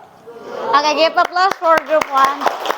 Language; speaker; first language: English; non-native, fluent; Indonesian